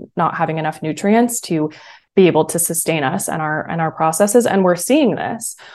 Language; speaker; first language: English; native; English